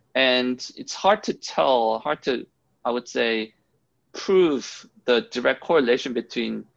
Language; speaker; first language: English; early bilingual, other home language; Korean